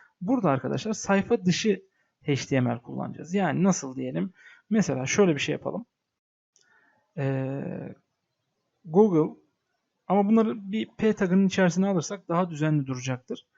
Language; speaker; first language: Turkish; native; Turkish